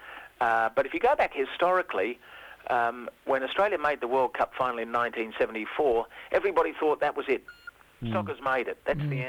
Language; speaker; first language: English; native; English